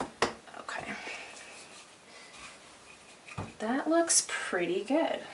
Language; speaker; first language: English; native; English